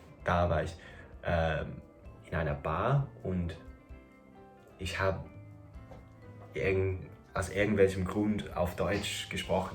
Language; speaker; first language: German; non-native, fluent; English